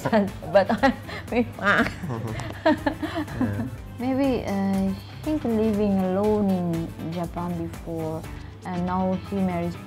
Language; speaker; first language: English; non-native, learner; Indonesian